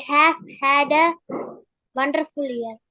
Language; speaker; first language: English; non-native, learner; Tamil